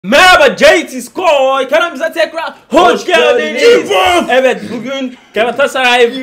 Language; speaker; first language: Turkish; non-native, learner; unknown